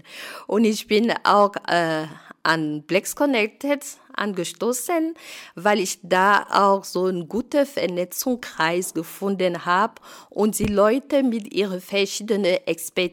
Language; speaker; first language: German; non-native, fluent; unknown